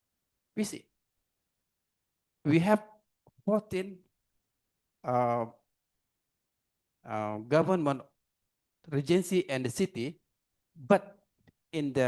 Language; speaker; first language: English; non-native, learner; Indonesian